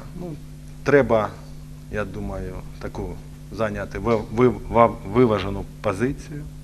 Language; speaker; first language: Ukrainian; non-native, local second language; Russian